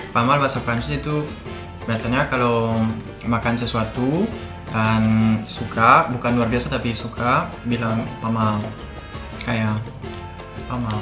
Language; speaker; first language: Indonesian; non-native, fluent; French